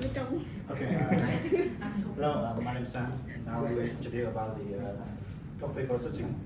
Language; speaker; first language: English; non-native, learner; Vietnamese